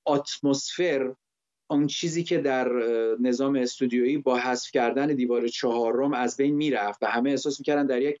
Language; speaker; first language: Persian; native; Persian